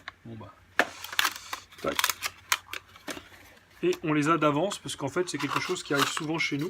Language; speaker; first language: French; native; French